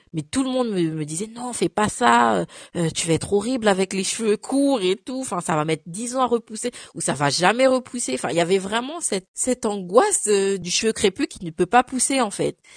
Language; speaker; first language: French; early bilingual, other home language; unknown